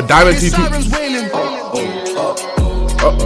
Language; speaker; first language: English; native; English